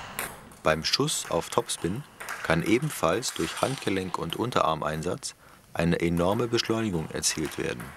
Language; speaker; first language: German; native; German